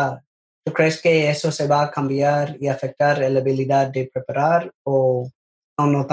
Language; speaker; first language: Spanish; non-native, learner; English